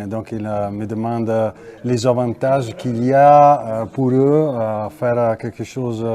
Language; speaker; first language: French; non-native, learner; Italian